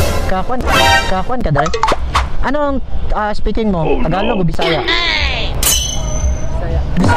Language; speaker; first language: Filipino; non-native, local second language; Cebuano